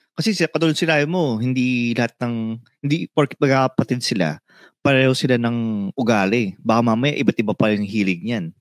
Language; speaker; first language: Filipino; native; Filipino